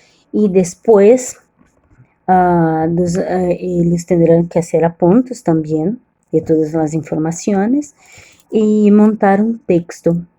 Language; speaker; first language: Spanish; non-native, learner; Portuguese